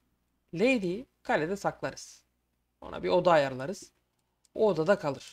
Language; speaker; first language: Turkish; native; Turkish